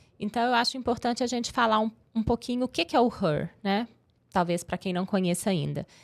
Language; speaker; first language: Portuguese; native; Portuguese